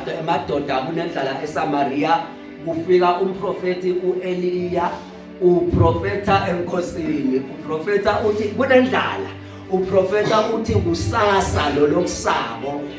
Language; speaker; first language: Zulu; non-native, local second language; Swati